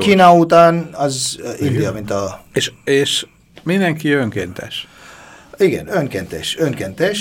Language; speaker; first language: Hungarian; non-native, fluent; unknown